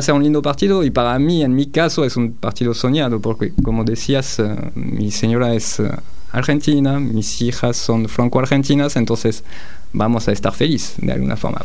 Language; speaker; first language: Spanish; non-native, fluent; French